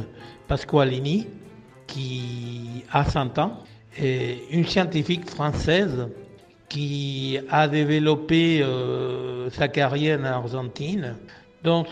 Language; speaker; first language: French; non-native, fluent; Spanish